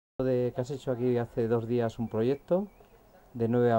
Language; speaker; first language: Spanish; native; Spanish